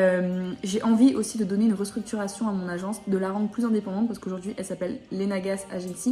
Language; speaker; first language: French; native; French